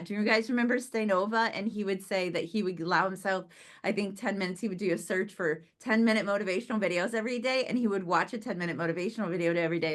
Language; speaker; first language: English; native; English